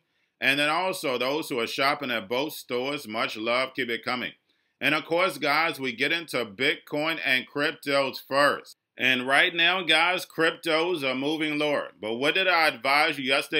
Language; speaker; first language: English; native; English